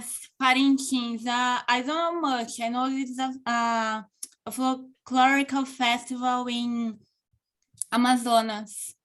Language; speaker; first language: English; non-native, local second language; Portuguese